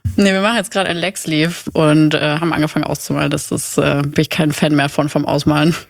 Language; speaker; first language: German; native; German